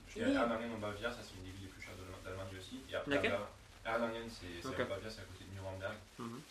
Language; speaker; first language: French; non-native, fluent; German